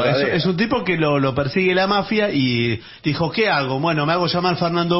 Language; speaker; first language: Spanish; native; Spanish